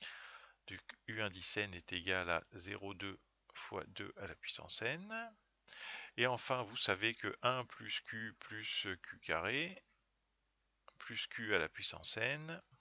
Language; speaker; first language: French; native; French